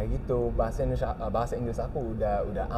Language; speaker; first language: Indonesian; early bilingual, heritage; English